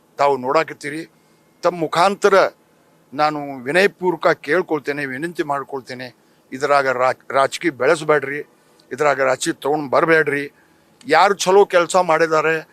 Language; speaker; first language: Kannada; non-native, local second language; Urdu